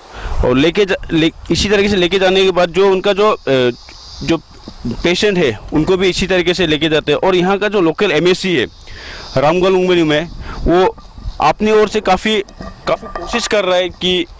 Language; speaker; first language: Hindi; non-native, local second language; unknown